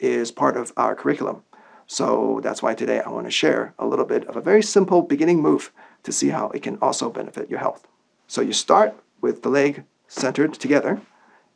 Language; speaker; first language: English; non-native, local second language; Cantonese